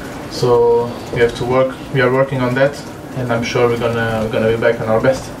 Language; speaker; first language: English; non-native, fluent; Portuguese